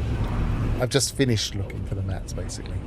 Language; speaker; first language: English; native; English